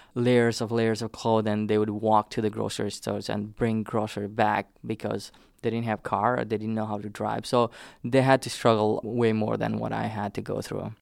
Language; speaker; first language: English; non-native, local second language; Nepali